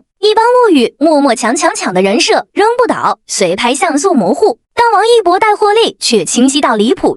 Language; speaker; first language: Chinese; native; Chinese